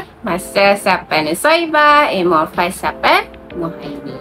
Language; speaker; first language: French; non-native, learner; Malay